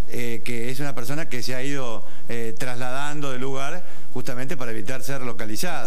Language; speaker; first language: Spanish; native; Spanish